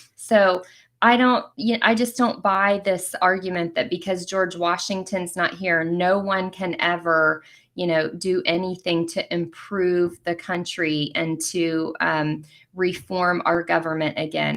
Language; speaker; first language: English; native; English